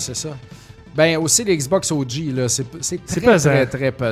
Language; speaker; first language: French; native; French